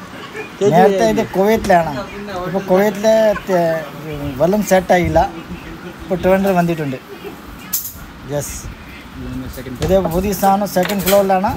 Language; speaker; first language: Malayalam; non-native, local second language; Hindi